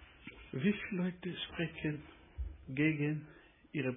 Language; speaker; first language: German; non-native, learner; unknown